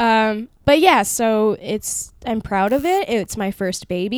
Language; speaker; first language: English; early bilingual, other home language; Spanish